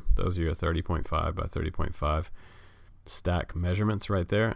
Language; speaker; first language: English; native; English